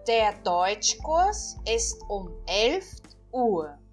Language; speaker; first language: German; non-native, fluent; Portuguese